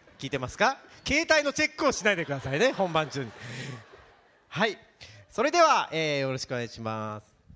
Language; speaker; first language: Japanese; native; Japanese